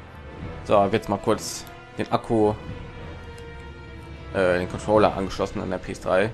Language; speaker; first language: German; native; German